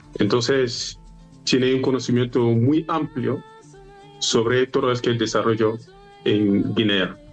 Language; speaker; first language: Spanish; non-native, fluent; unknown